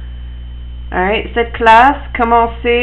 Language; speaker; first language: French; non-native, fluent; English